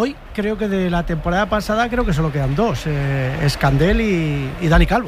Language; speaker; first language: Spanish; native; Spanish